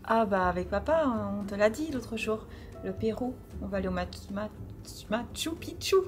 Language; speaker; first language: French; early bilingual, other home language; Portuguese